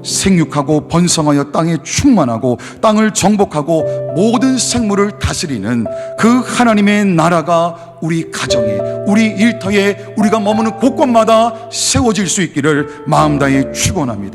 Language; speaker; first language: Korean; native; Korean